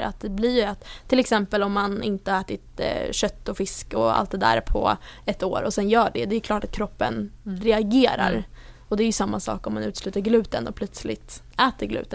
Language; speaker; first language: Swedish; native; Swedish